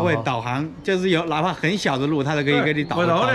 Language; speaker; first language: Chinese; native; Chinese